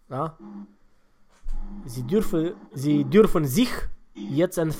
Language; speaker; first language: German; non-native, fluent; Romanian